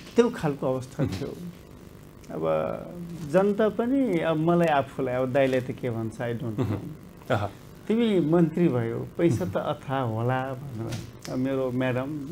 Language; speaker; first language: Nepali; non-native, local second language; Rana Tharu